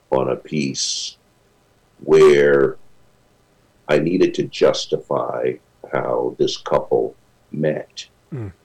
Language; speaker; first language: English; native; English